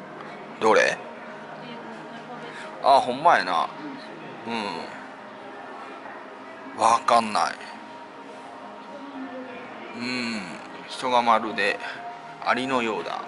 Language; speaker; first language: Japanese; native; Japanese